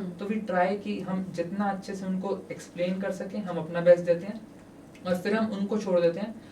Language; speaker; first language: Hindi; native; Hindi